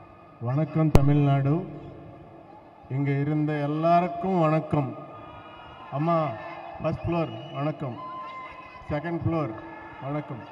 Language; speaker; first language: Tamil; non-native, learner; Telugu